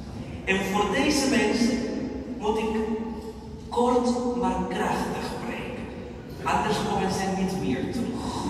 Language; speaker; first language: Dutch; non-native, fluent; Spanish